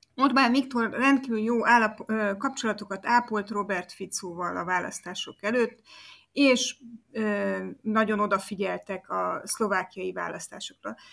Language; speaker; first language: Hungarian; native; Hungarian